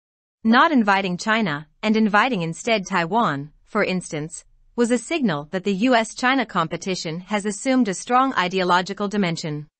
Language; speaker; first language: English; non-native, local second language; Urdu